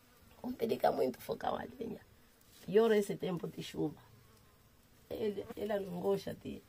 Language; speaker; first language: Portuguese; non-native, local second language; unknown